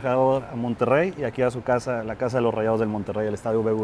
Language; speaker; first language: Spanish; native; Spanish